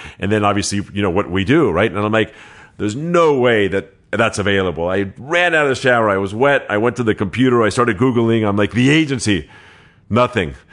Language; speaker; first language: English; early bilingual, other home language; Spanish